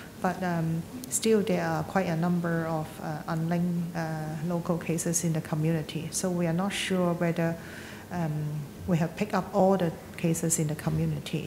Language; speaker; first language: English; non-native, local second language; Cantonese